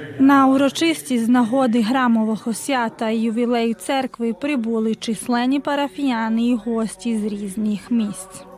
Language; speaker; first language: Ukrainian; early bilingual, heritage; Ukrainian